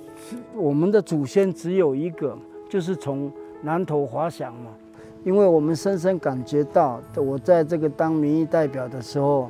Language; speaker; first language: Chinese; non-native, local second language; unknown